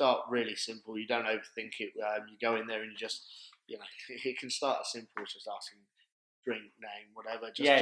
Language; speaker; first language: English; native; English